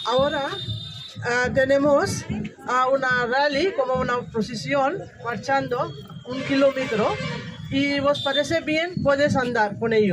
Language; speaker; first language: Spanish; non-native, learner; Telugu